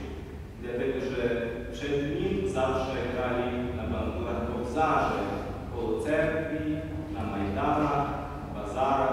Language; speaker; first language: Polish; non-native, fluent; Ukrainian